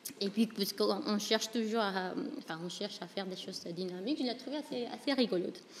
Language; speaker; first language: French; non-native, fluent; Spanish